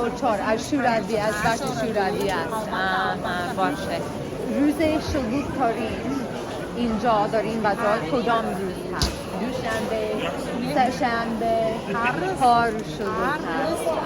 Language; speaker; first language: Persian; non-native, learner; English